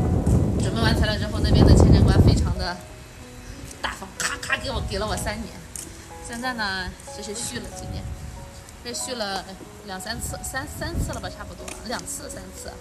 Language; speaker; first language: Chinese; native; Chinese